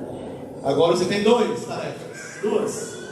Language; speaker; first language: Portuguese; native; Portuguese